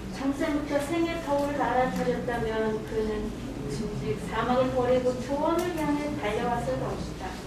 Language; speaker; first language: Korean; non-native, fluent; Mongolian